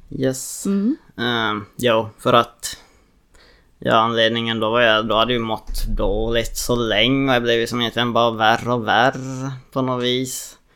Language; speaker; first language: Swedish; native; Swedish